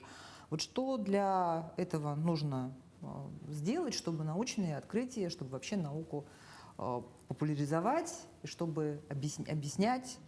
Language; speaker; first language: Russian; native; Russian